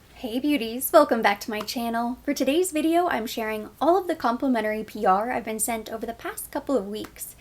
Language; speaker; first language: English; native; English